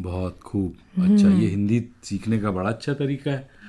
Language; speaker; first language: Hindi; native; Hindi